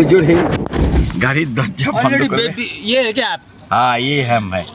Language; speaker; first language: Hindi; non-native, local second language; Bangla